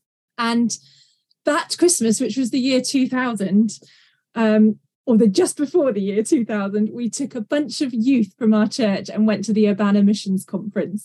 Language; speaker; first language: English; native; English